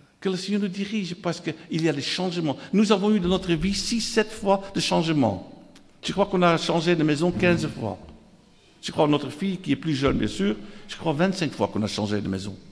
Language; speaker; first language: French; non-native, fluent; Dutch